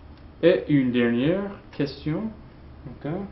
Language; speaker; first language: French; non-native, fluent; English